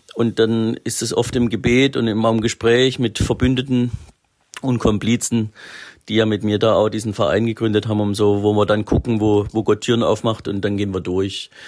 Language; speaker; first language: German; native; German